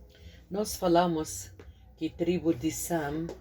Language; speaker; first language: Portuguese; non-native, fluent; Arabic